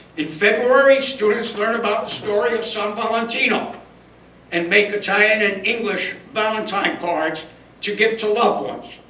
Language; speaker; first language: English; early bilingual, other home language; Italian